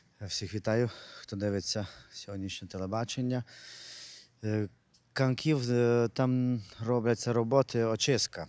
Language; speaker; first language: Ukrainian; non-native, local second language; Hungarian